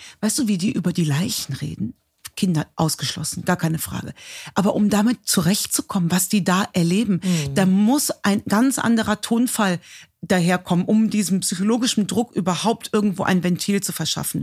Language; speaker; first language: German; native; German